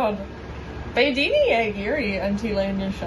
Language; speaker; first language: Irish; non-native, local second language; English